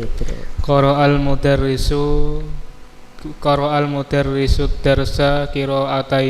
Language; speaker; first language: Arabic; non-native, learner; Indonesian